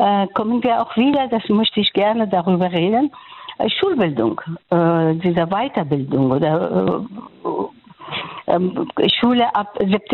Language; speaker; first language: German; non-native, fluent; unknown